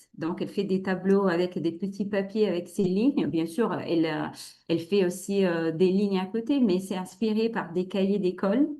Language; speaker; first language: French; non-native, fluent; Italian